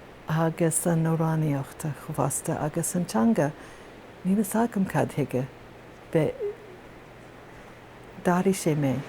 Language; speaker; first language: Irish; non-native, fluent; English